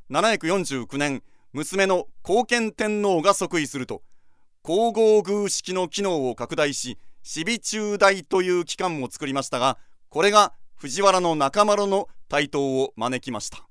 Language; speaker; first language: Japanese; native; Japanese